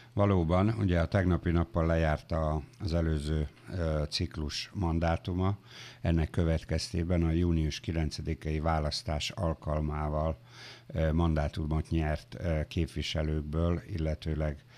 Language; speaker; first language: Hungarian; native; Hungarian